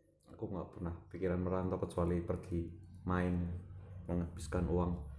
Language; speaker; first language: Indonesian; non-native, local second language; Javanese